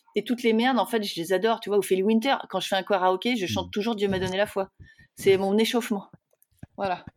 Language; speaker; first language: French; native; French